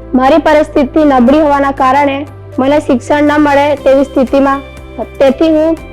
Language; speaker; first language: Gujarati; non-native, local second language; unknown